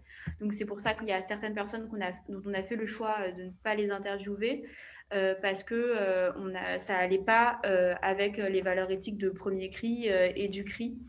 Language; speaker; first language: French; native; French